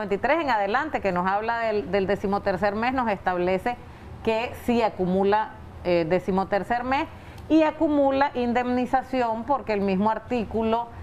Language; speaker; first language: Spanish; native; Spanish